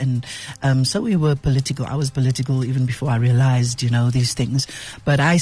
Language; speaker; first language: English; native; English